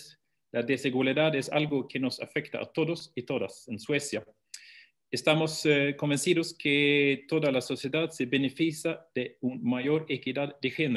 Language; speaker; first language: Spanish; non-native, fluent; Swedish